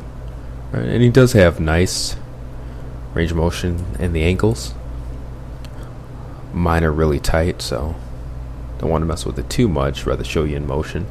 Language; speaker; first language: English; native; English